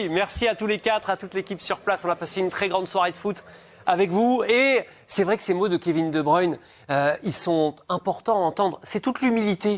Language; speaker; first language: French; native; French